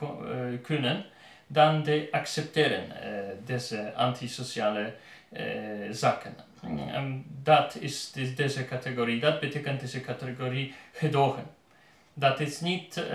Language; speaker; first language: Dutch; non-native, learner; Polish